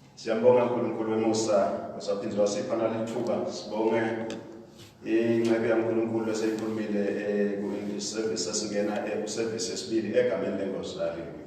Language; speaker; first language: Zulu; non-native, local second language; Swati